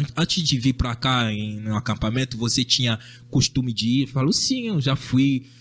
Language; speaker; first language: Portuguese; non-native, fluent; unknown